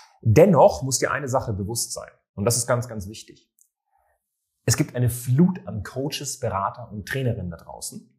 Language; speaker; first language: German; native; German